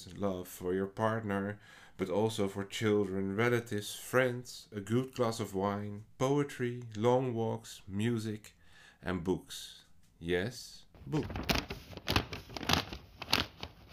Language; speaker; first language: English; non-native, fluent; Dutch